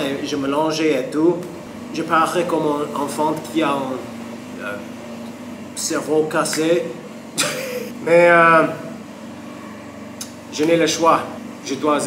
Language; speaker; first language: French; non-native, learner; English